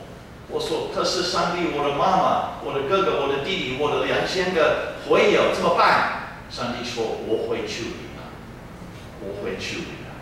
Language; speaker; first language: Chinese; non-native, fluent; English